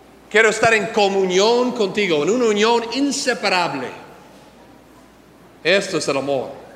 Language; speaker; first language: Spanish; non-native, fluent; English